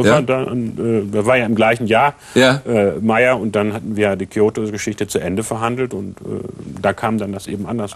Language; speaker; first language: German; native; German